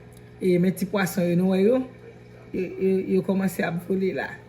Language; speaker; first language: French; non-native, learner; Haitian Creole